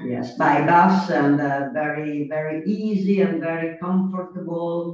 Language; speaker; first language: English; non-native, learner; Italian